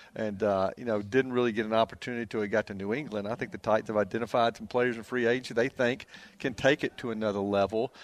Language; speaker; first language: English; native; English